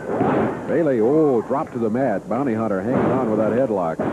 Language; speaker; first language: English; native; English